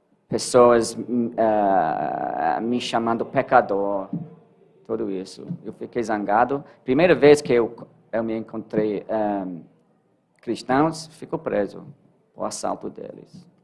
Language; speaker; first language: Portuguese; non-native, learner; English